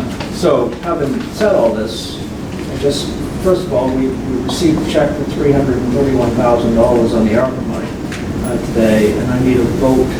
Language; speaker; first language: English; native; English